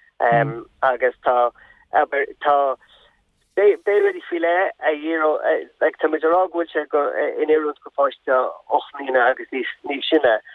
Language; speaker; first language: Irish; non-native, local second language; English